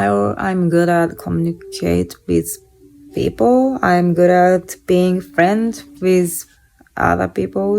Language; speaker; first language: English; non-native, fluent; Japanese